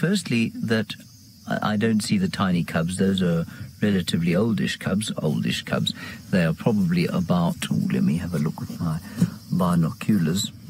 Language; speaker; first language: English; native; English